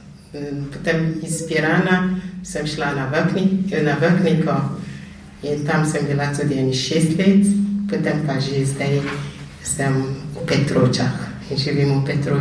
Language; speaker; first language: Slovenian; non-native, fluent; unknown